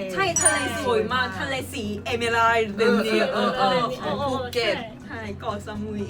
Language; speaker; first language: Thai; non-native, fluent; Korean